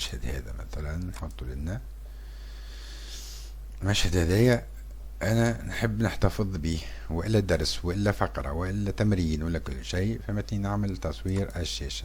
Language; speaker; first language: Arabic; native; Arabic